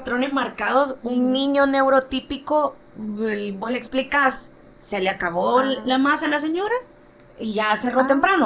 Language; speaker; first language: Spanish; native; Spanish